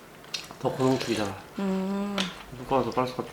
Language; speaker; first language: Korean; native; Korean